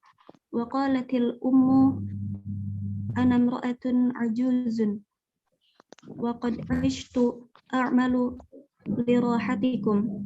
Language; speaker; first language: Arabic; non-native, learner; Indonesian